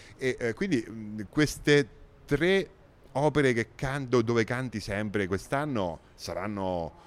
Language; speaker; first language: Italian; native; Italian